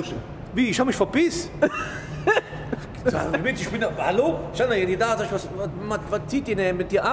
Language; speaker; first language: German; native; German